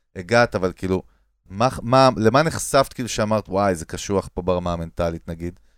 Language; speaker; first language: Hebrew; native; Hebrew